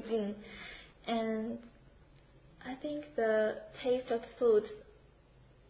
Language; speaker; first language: English; non-native, learner; Chinese